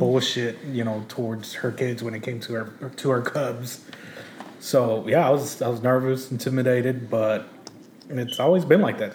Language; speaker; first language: English; early bilingual, other home language; Spanish